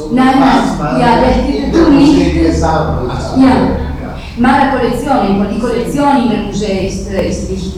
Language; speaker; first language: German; non-native, fluent; Italian